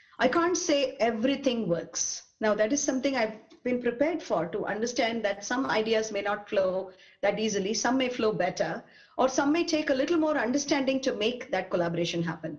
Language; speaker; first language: English; non-native, local second language; Tamil